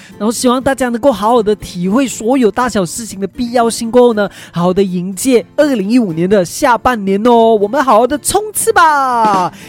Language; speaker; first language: Chinese; native; Chinese